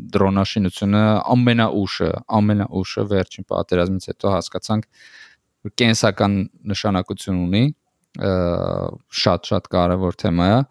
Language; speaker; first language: Armenian; native; Armenian